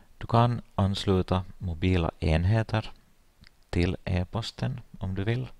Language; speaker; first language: Swedish; native; Swedish